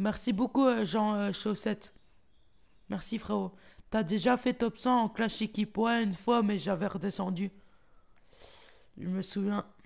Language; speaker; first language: French; native; French